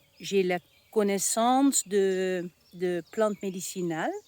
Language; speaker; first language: French; non-native, learner; Dutch